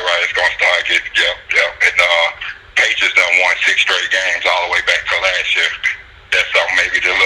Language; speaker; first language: English; native; English